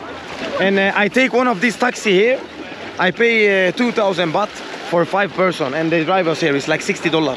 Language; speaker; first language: English; non-native, fluent; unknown